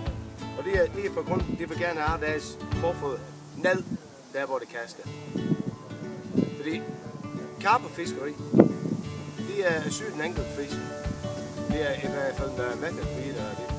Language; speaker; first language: Danish; non-native, fluent; English